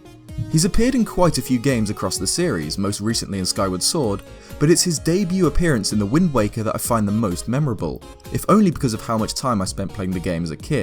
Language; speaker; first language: English; native; English